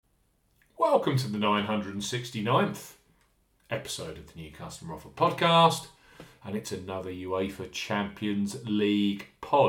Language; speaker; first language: English; native; English